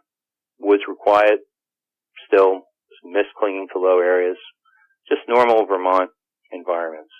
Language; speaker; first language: English; native; English